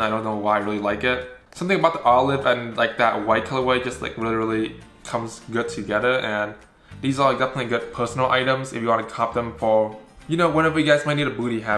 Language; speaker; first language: English; native; English